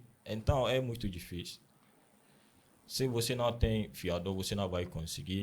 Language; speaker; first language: Portuguese; non-native, learner; Akan